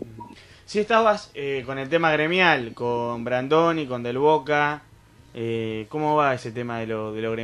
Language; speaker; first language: Spanish; native; Spanish